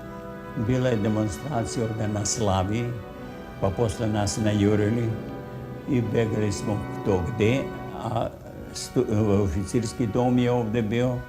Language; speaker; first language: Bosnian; non-native, fluent; Russian